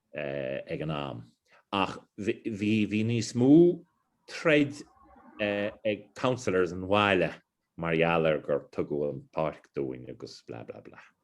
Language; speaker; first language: Irish; non-native, local second language; English